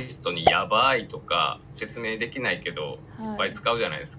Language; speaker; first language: Japanese; native; Japanese